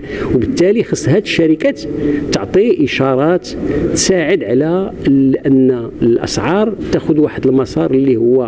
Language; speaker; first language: Arabic; native; Arabic